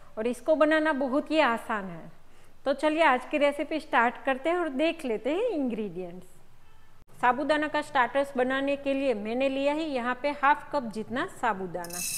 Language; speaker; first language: Hindi; non-native, local second language; Gujarati